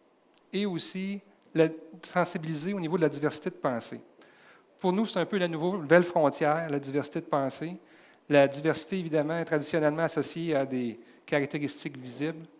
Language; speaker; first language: French; native; French